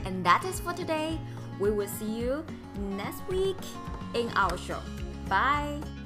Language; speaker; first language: English; non-native, fluent; Chinese